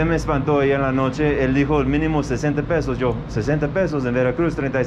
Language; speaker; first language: Spanish; non-native, fluent; English